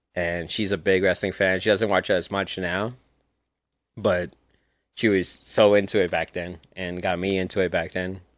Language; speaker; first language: English; early bilingual, other home language; Spanish